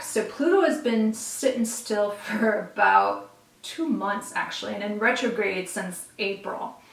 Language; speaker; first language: English; native; English